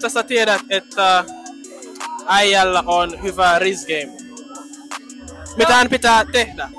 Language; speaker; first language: Finnish; non-native, learner; English